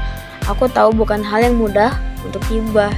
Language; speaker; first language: Indonesian; native; Indonesian